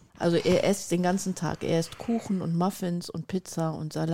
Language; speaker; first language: German; native; German